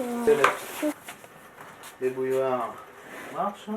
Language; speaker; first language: French; native; French